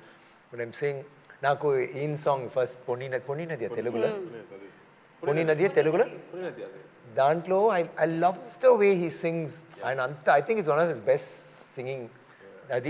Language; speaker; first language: Telugu; non-native, local second language; Tamil